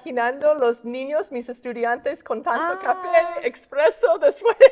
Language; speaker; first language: Spanish; non-native, fluent; English